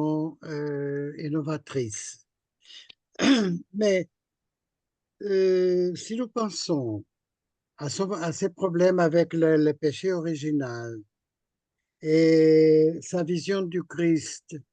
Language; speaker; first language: French; non-native, fluent; Portuguese